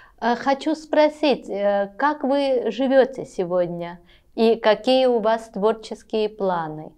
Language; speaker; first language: Russian; non-native, local second language; Armenian